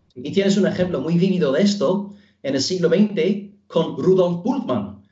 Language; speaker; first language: Spanish; non-native, fluent; English